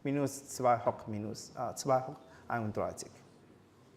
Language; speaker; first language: German; non-native, learner; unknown